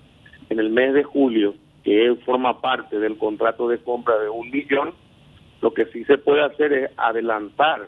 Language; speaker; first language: Spanish; native; Spanish